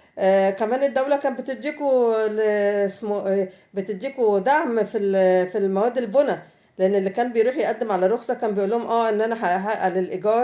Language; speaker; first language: Arabic; native; Arabic